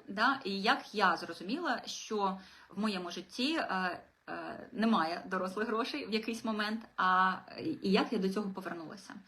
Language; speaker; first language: Ukrainian; non-native, local second language; Russian